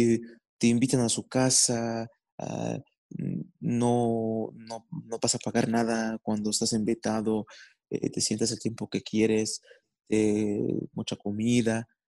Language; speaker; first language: Spanish; non-native, fluent; Arabic